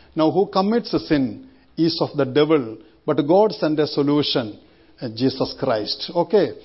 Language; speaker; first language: English; non-native, local second language; Malayalam